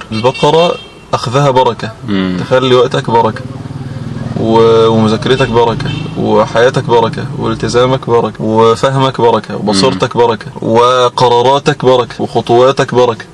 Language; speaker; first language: Arabic; native; Arabic